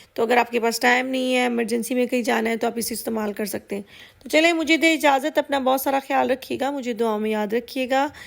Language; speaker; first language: Urdu; non-native, local second language; Punjabi